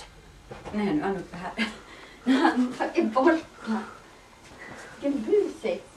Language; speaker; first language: Swedish; native; Swedish